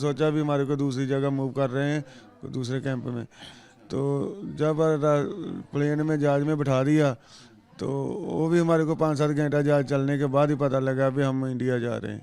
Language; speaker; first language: Hindi; non-native, local second language; Punjabi